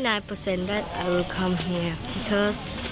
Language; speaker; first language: English; non-native, learner; Thai